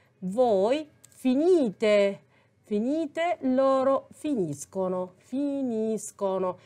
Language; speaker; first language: Italian; non-native, fluent; Arabic